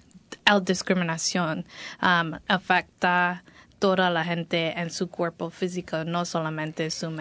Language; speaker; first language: Spanish; non-native, learner; English